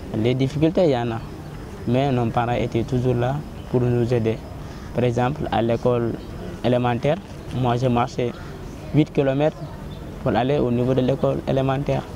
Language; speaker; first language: French; non-native, local second language; Wolof